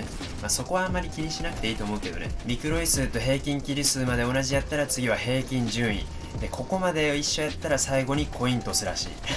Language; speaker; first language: Japanese; native; Japanese